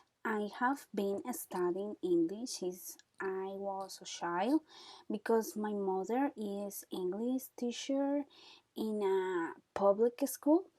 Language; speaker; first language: English; non-native, learner; Spanish